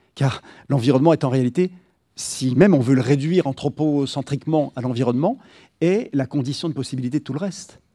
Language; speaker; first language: French; native; French